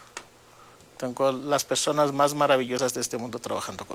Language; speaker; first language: Spanish; non-native, fluent; Greek